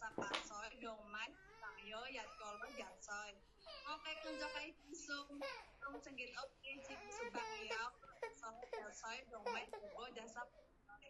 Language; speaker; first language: Cantonese; non-native, learner; Indonesian